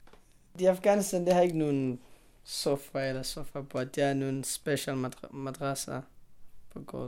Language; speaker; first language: Danish; non-native, learner; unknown